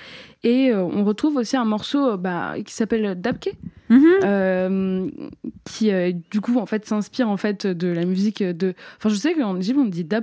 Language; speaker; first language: French; early bilingual, other home language; Arabic